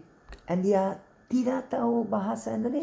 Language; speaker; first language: Indonesian; non-native, learner; Dutch